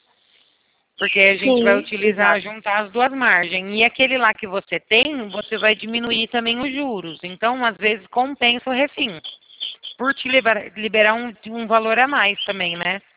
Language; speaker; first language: Portuguese; native; Portuguese